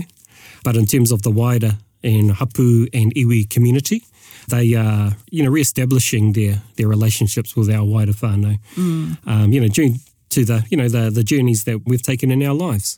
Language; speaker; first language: English; native; English